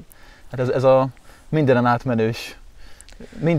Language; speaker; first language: Hungarian; native; Hungarian